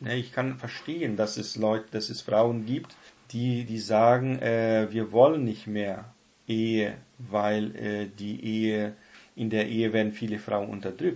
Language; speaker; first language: German; non-native, fluent; Portuguese